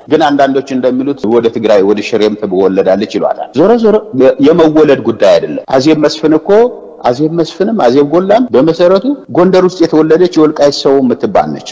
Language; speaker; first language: Amharic; native; Amharic